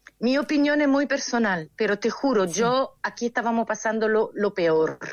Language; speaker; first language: Spanish; non-native, fluent; Italian